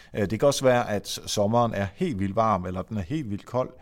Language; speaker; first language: Danish; non-native, fluent; Dutch